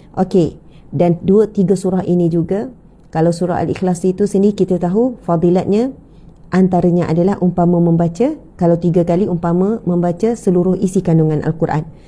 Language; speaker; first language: Malay; native; Malay